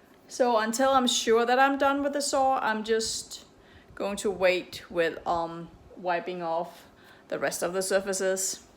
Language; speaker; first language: English; non-native, fluent; Danish